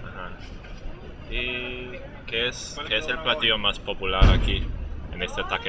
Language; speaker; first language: Spanish; non-native, learner; English